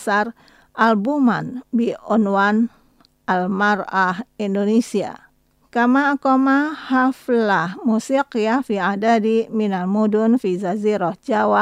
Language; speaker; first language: Arabic; non-native, learner; Indonesian